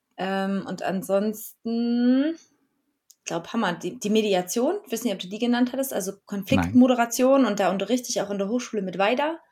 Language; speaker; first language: German; native; German